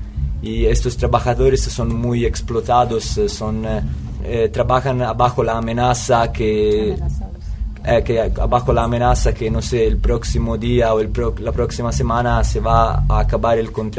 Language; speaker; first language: Spanish; non-native, fluent; Italian